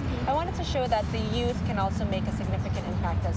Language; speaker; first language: English; early bilingual, other home language; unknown